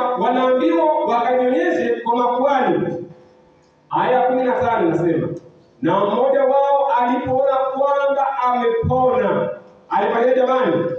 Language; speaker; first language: Swahili; non-native, local second language; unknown